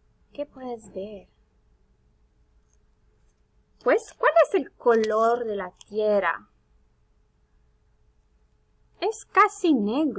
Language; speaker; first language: Spanish; non-native, fluent; English